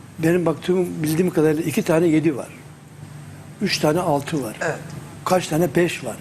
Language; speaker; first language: Turkish; native; Turkish